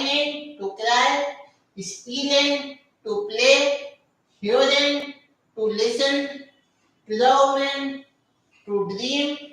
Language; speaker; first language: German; non-native, learner; Hindi